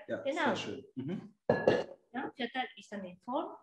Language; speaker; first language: German; non-native, learner; Japanese